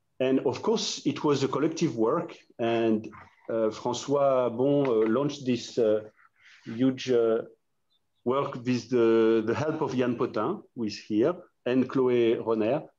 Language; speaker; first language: English; non-native, fluent; French